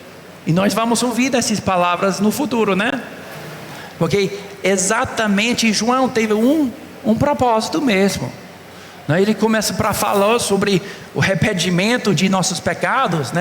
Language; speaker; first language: Portuguese; non-native, fluent; English